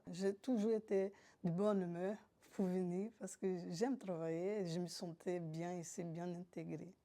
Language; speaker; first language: French; non-native, fluent; Portuguese